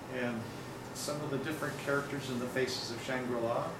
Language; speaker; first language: English; native; English